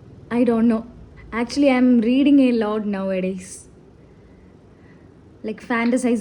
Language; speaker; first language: English; non-native, local second language; Malayalam